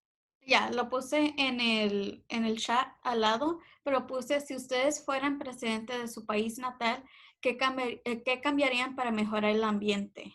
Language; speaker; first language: Spanish; native; Spanish